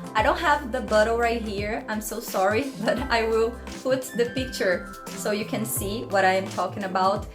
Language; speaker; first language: English; non-native, fluent; Portuguese